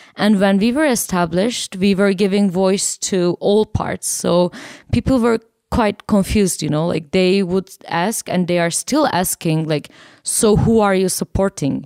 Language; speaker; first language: English; non-native, fluent; Turkish